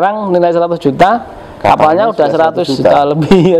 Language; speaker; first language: Indonesian; native; Indonesian